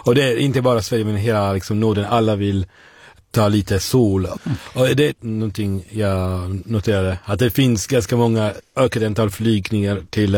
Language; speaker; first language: Swedish; non-native, fluent; Italian